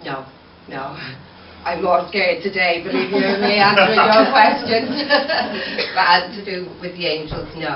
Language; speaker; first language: English; native; English